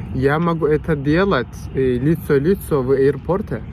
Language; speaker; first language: Russian; non-native, learner; Turkish